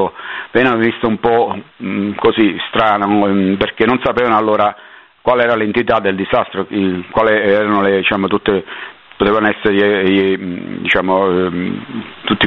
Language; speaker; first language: Italian; native; Italian